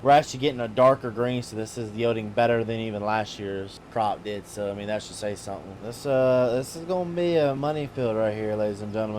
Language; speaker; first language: English; native; English